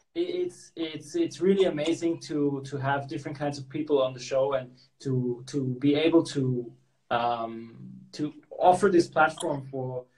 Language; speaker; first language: English; non-native, local second language; German